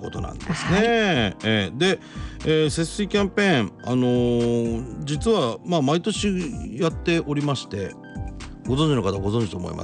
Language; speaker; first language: Japanese; native; Japanese